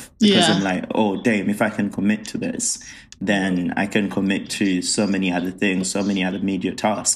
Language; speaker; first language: English; non-native, local second language; Ganda